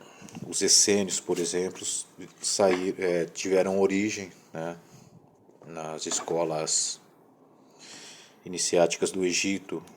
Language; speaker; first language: Portuguese; native; Portuguese